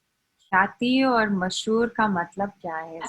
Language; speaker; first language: Hindi; non-native, learner; English